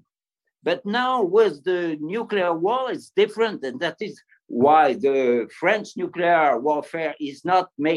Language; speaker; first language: English; non-native, fluent; French